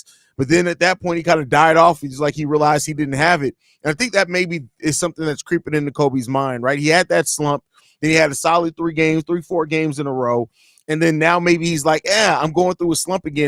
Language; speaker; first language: English; native; English